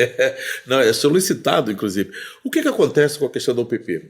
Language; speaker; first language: Portuguese; native; Portuguese